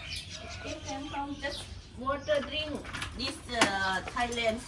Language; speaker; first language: English; non-native, learner; Thai